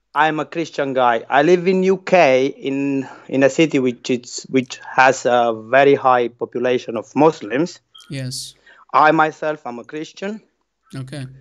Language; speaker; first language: English; non-native, fluent; Romanian